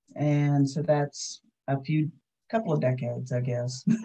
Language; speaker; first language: English; native; English